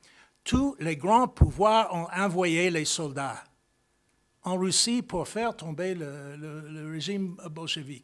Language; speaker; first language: French; non-native, fluent; English